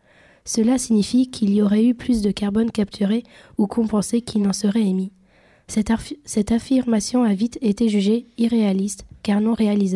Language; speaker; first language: French; native; French